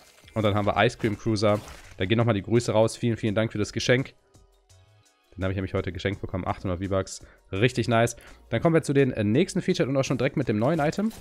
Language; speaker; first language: German; native; German